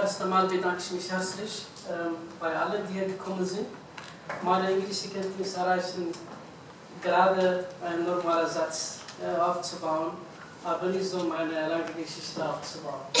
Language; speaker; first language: German; non-native, fluent; Arabic